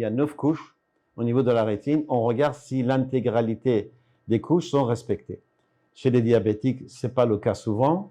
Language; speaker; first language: French; non-native, fluent; Persian